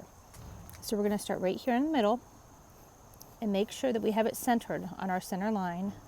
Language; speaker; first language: English; native; English